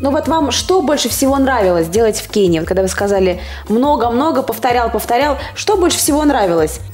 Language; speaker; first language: Russian; native; Russian